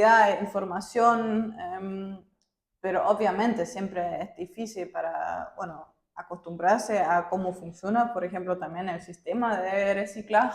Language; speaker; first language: Spanish; non-native, fluent; German